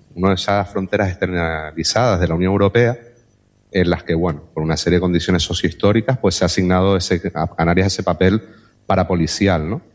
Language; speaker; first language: Spanish; native; Spanish